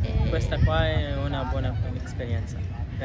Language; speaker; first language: Italian; non-native, learner; Arabic